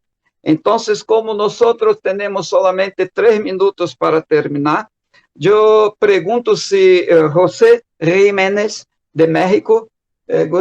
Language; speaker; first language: Spanish; non-native, fluent; Portuguese